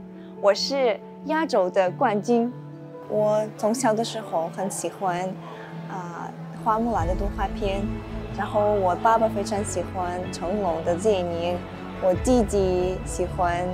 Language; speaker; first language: Chinese; non-native, learner; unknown